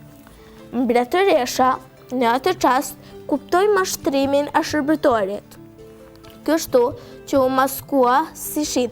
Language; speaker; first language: Albanian; native; Albanian